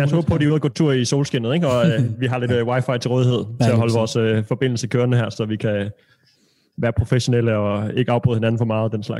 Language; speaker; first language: Danish; native; Danish